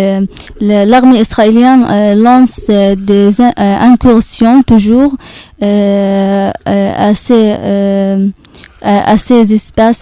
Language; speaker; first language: French; non-native, learner; Arabic